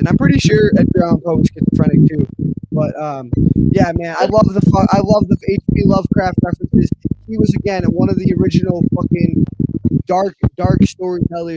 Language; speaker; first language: English; native; English